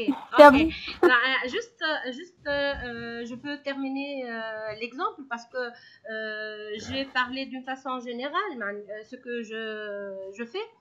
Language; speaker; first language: French; non-native, local second language; Arabic